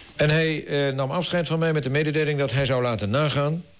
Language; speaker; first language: Dutch; native; Dutch